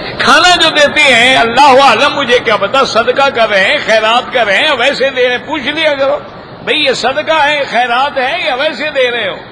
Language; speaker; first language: Urdu; native; Urdu